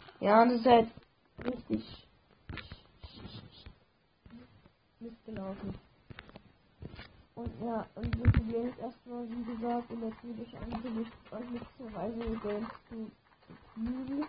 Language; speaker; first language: German; native; German